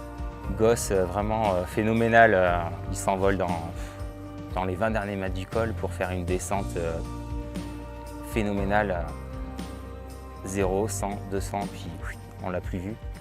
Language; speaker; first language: French; native; French